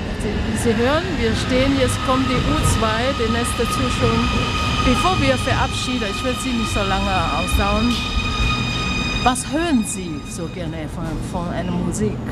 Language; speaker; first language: German; non-native, learner; Chinese